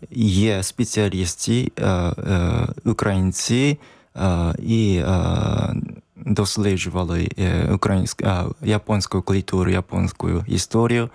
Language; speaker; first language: Ukrainian; non-native, learner; Japanese